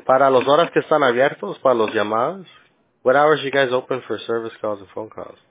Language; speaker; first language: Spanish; early bilingual, heritage; English